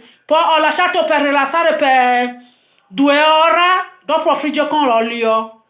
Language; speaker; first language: Italian; non-native, learner; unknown